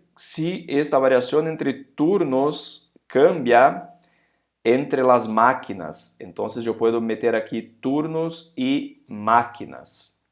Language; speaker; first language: Spanish; non-native, fluent; Portuguese